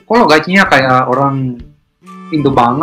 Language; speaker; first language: Indonesian; non-native, fluent; Hebrew